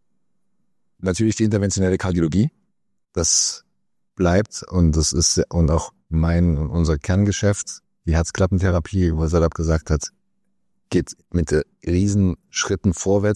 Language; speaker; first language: German; native; German